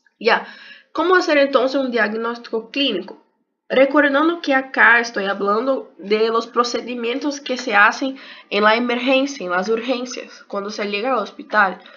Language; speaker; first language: Spanish; non-native, learner; Portuguese